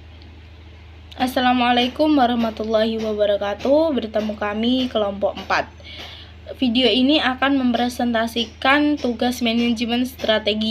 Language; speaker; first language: Indonesian; native; Indonesian